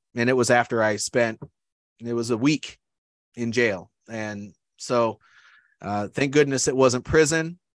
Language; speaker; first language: English; native; English